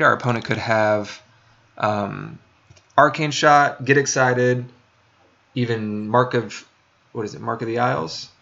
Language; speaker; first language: English; native; English